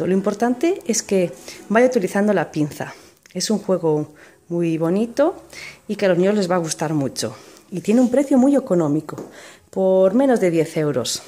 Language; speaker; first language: Spanish; native; Spanish